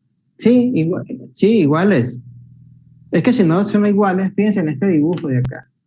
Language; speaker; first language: Spanish; native; Spanish